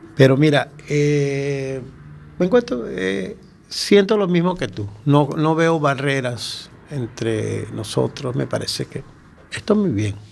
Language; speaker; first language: Spanish; native; Spanish